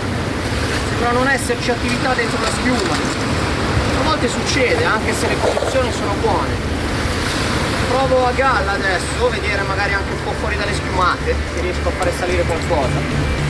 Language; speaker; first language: Italian; native; Italian